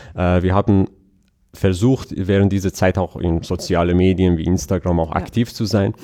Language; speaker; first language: German; non-native, fluent; Persian